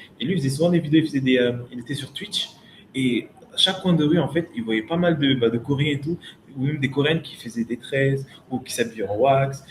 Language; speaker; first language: French; early bilingual, other home language; Lingala